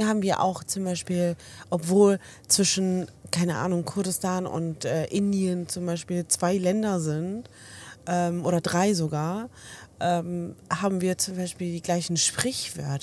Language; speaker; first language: German; early bilingual, other home language; Arabic